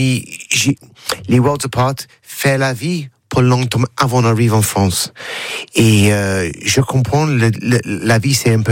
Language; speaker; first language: French; non-native, learner; English